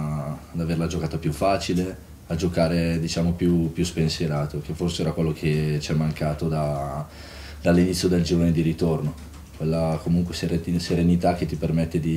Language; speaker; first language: Italian; native; Italian